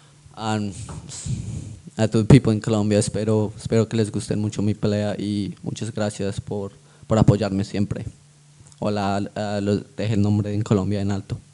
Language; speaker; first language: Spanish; early bilingual, heritage; English